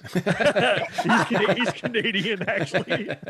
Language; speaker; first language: English; native; English